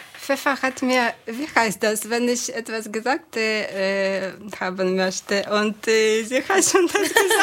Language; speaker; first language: German; non-native, fluent; Ukrainian